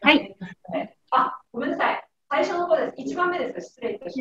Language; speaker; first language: Japanese; native; Japanese